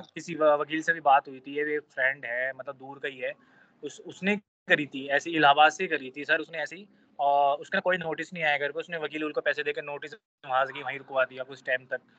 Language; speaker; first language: Hindi; native; Hindi